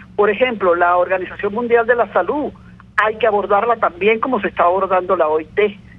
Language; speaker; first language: Spanish; native; Spanish